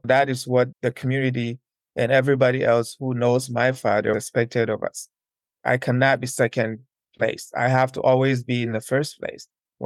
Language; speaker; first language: English; non-native, local second language; Akan